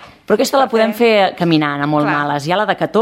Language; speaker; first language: Catalan; native; Catalan